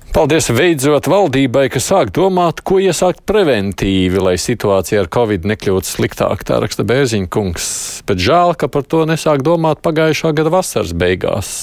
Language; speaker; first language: Latvian; native; Latvian